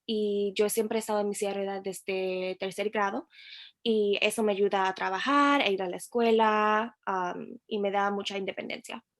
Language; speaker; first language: Spanish; early bilingual, heritage; Spanish